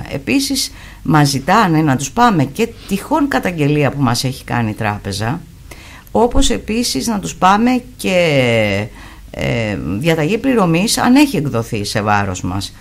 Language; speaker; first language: Greek; native; Greek